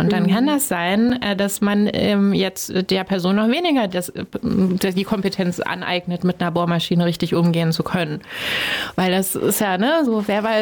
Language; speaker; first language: German; native; German